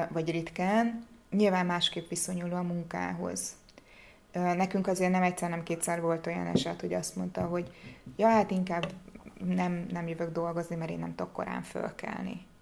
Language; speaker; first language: Hungarian; native; Hungarian